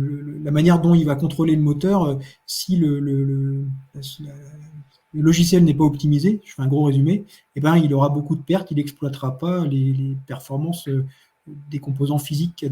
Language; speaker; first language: French; native; French